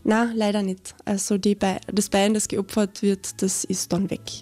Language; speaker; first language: German; native; German